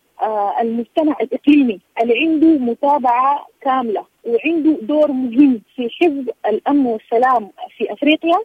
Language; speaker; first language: Arabic; native; Arabic